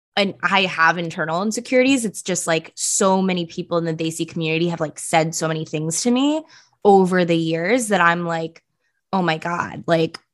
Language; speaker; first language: English; early bilingual, other home language; Punjabi